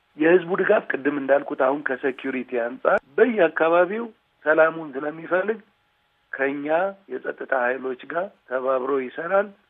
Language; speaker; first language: Amharic; non-native, local second language; Tigrinya